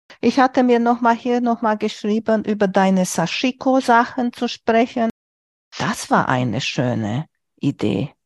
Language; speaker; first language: German; non-native, fluent; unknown